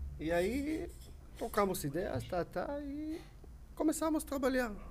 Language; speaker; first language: Portuguese; non-native, learner; Hebrew